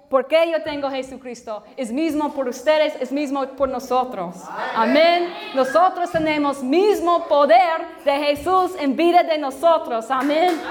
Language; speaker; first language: Spanish; non-native, learner; English